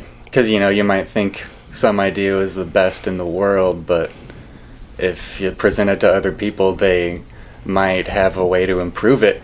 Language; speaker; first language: English; native; English